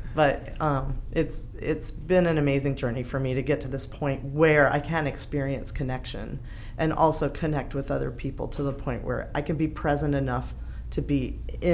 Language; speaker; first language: English; native; English